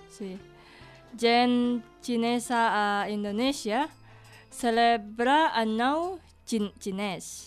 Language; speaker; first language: Catalan; non-native, learner; Indonesian